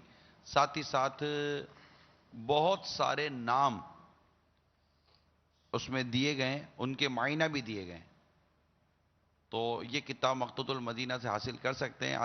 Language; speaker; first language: Urdu; native; Urdu